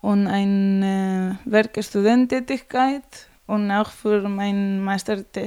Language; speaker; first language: German; non-native, fluent; Spanish